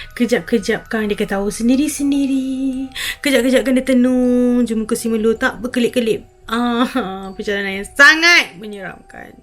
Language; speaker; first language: Malay; native; Malay